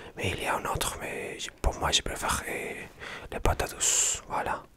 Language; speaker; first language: French; non-native, learner; Spanish